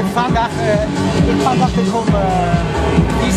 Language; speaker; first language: Dutch; non-native, learner; Italian